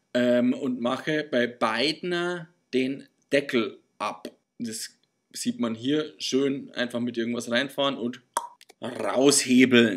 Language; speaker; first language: German; native; German